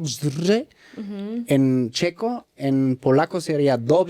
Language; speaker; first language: Spanish; native; Spanish